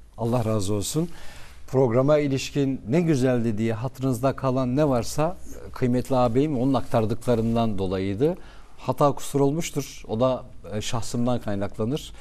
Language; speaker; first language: Turkish; non-native, local second language; Kurdish